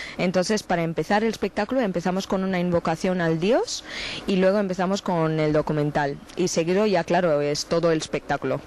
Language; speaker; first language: Spanish; non-native, fluent; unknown